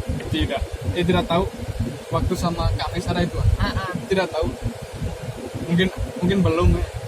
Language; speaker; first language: Indonesian; non-native, local second language; Javanese